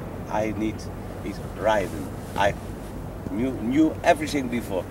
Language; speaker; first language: English; non-native, learner; Dutch